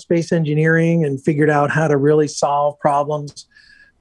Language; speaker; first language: English; native; English